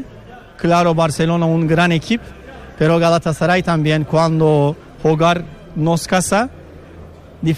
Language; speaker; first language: Spanish; non-native, learner; Turkish